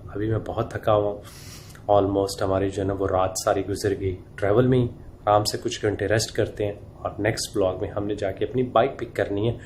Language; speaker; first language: Hindi; native; Hindi